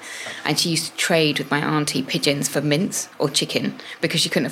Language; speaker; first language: English; native; English